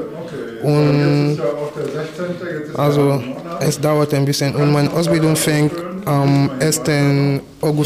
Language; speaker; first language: German; non-native, learner; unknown